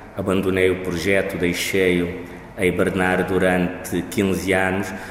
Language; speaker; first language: Portuguese; non-native, local second language; Kabuverdianu